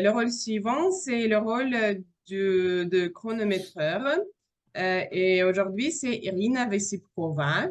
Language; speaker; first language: French; non-native, fluent; Russian